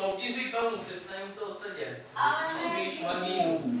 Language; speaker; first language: Czech; native; Czech